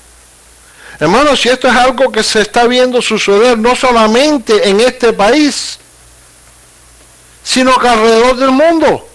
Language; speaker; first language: Spanish; native; Spanish